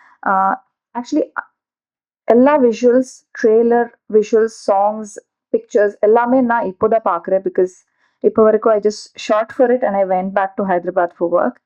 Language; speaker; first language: Tamil; non-native, learner; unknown